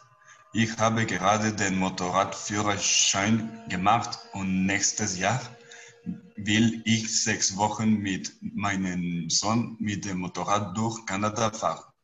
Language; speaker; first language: German; non-native, learner; Spanish